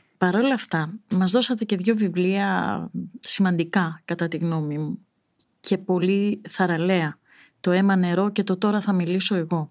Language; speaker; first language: Greek; native; Greek